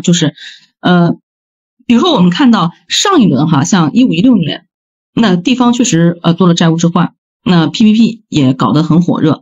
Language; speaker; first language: Chinese; native; Chinese